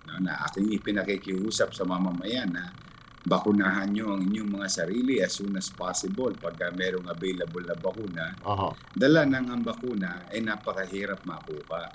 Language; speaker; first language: Filipino; native; Filipino